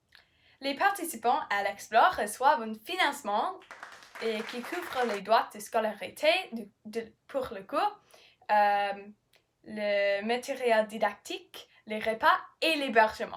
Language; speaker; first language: French; non-native, learner; English